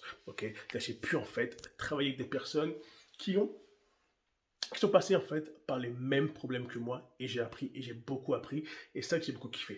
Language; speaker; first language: French; native; French